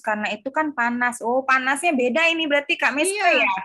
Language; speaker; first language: Indonesian; native; Indonesian